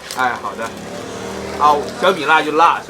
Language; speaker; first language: Chinese; native; Chinese